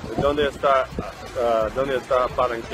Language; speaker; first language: Spanish; non-native, learner; English